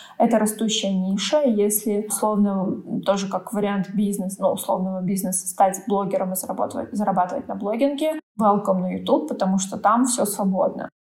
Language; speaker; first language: Russian; native; Russian